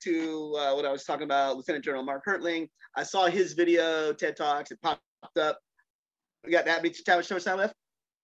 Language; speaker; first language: English; native; English